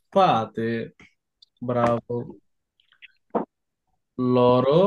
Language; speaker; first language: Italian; non-native, fluent; Bangla